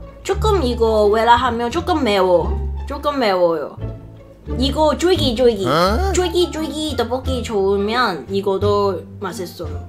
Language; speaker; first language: Korean; non-native, learner; Cantonese